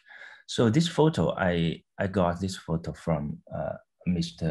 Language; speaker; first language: English; non-native, fluent; Chinese